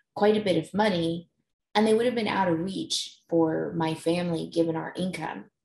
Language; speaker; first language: English; native; English